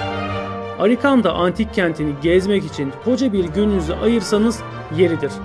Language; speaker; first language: Turkish; native; Turkish